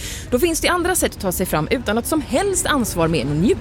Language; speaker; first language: Swedish; native; Swedish